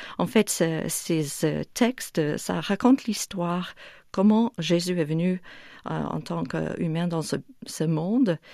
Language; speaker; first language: French; non-native, fluent; English